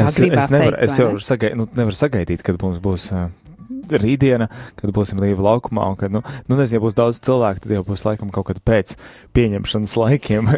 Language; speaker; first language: Latvian; native; Latvian